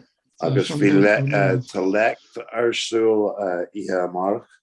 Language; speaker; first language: Irish; non-native, local second language; English